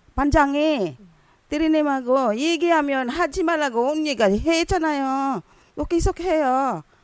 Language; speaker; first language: Korean; non-native, learner; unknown